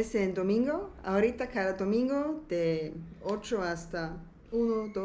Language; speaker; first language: Spanish; non-native, learner; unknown